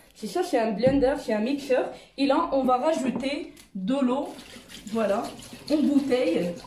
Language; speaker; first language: French; non-native, local second language; Arabic